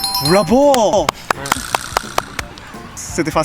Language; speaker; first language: French; non-native, learner; Japanese